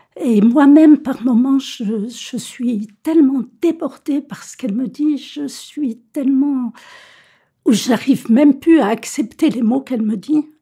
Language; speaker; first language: French; native; French